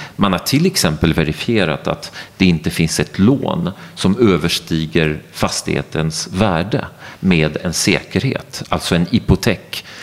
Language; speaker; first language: Swedish; non-native, fluent; French